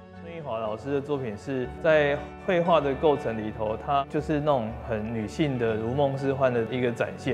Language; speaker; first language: Chinese; native; Chinese